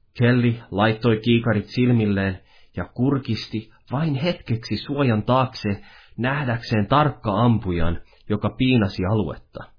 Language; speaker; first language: Finnish; native; Finnish